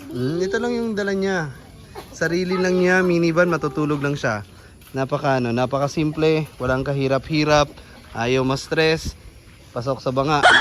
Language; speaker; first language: Filipino; non-native, local second language; Cebuano